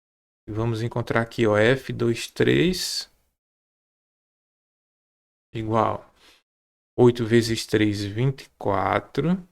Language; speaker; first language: Portuguese; native; Portuguese